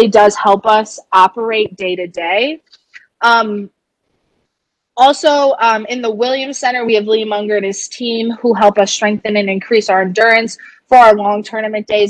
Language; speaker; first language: English; native; English